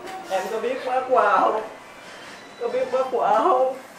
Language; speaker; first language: Vietnamese; native; Vietnamese